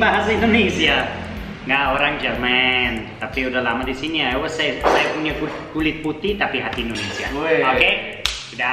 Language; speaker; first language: Indonesian; non-native, learner; German